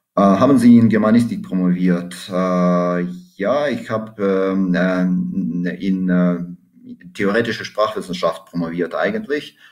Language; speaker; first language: German; non-native, fluent; Russian